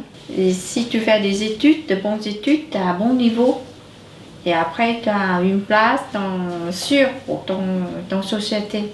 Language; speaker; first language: French; non-native, learner; Vietnamese